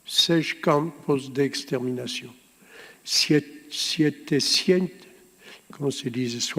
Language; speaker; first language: Spanish; early bilingual, heritage; French